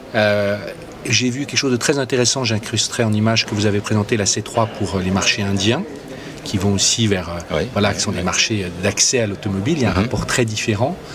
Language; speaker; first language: French; native; French